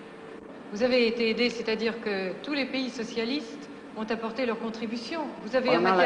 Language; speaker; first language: French; native; French